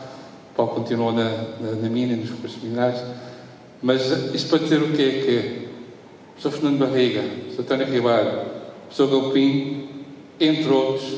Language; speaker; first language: Portuguese; native; Portuguese